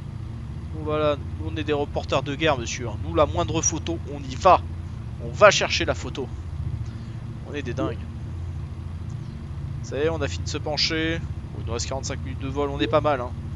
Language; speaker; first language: French; native; French